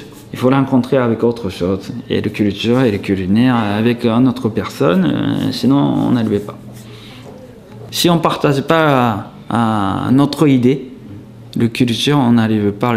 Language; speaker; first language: French; non-native, fluent; Japanese